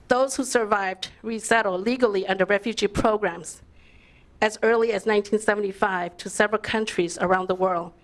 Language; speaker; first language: English; early bilingual, other home language; Lao